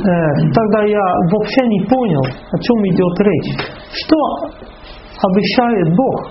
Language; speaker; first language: Russian; non-native, fluent; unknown